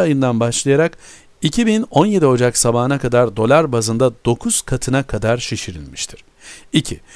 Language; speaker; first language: Turkish; native; Turkish